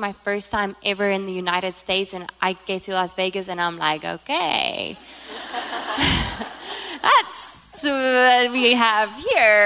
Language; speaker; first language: English; non-native, local second language; Afrikaans